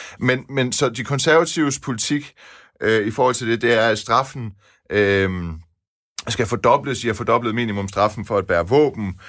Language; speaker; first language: Danish; early bilingual, other home language; Persian